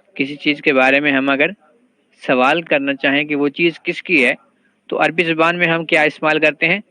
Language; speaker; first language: Urdu; native; Urdu